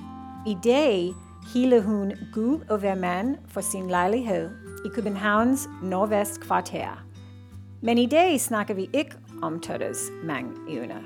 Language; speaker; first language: Danish; non-native, learner; English